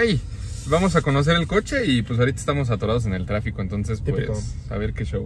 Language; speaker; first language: Spanish; native; Spanish